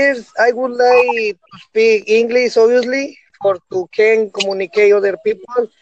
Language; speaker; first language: English; non-native, learner; Spanish